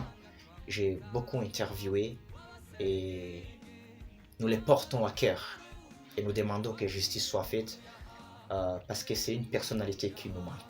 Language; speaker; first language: French; non-native, local second language; Swahili